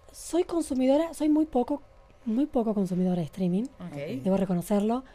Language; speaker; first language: Spanish; native; Spanish